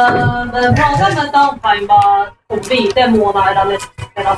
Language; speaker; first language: Swedish; non-native, learner; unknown